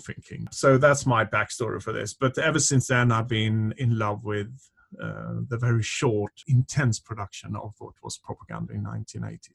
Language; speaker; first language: English; non-native, fluent; Swedish